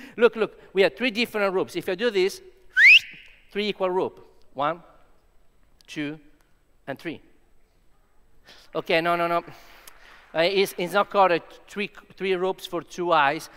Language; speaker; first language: English; non-native, learner; Italian